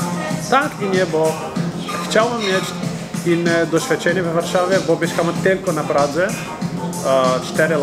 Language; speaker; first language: Polish; non-native, learner; Portuguese